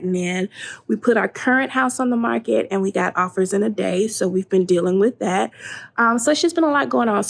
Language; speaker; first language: English; native; English